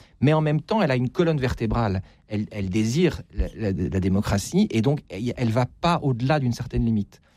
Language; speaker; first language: French; native; French